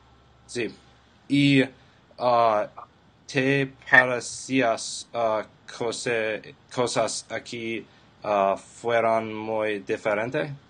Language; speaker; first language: Spanish; non-native, learner; English